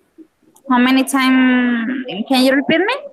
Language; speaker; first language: English; non-native, learner; Spanish